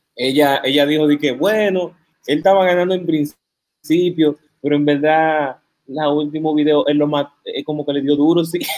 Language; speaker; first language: Spanish; native; Spanish